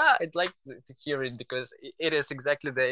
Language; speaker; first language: English; non-native, learner; Russian